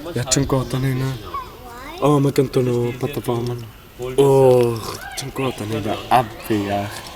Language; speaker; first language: Welsh; non-native, learner; English